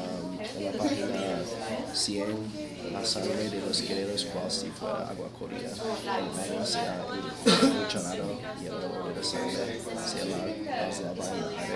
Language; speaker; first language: Spanish; non-native, fluent; English